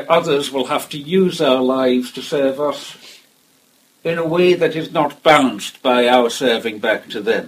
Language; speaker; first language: English; native; English